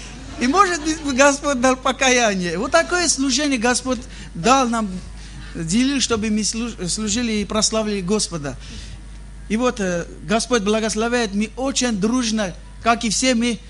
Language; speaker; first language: Russian; non-native, fluent; Armenian